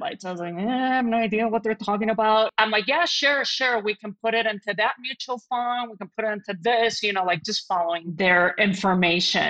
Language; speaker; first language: English; non-native, fluent; Spanish